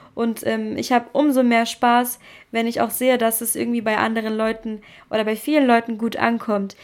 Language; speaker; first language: German; native; German